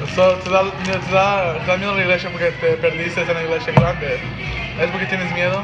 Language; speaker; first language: Spanish; early bilingual, heritage; Spanish